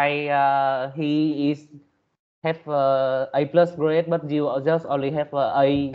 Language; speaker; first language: English; non-native, learner; Vietnamese